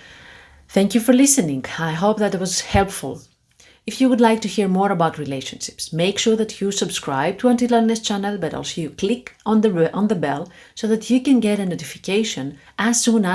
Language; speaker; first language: English; non-native, fluent; Greek